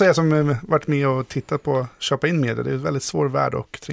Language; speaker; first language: Swedish; native; Swedish